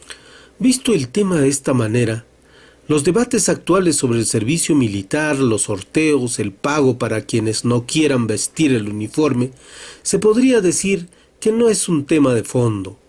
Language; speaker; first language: Spanish; native; Spanish